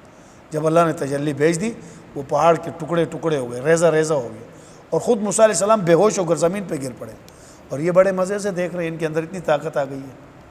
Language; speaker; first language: Urdu; native; Urdu